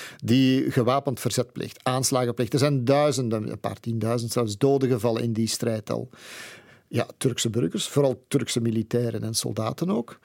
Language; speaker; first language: Dutch; native; Dutch